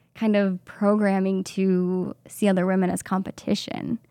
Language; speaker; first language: English; native; English